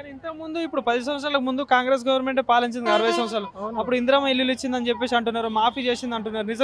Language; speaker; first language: Telugu; native; Telugu